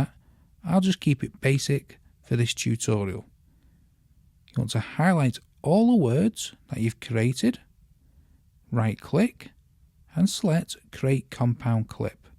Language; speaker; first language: English; native; English